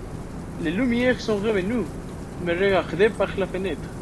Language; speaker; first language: French; non-native, learner; Spanish